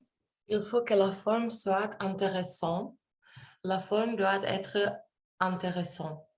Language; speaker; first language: French; non-native, learner; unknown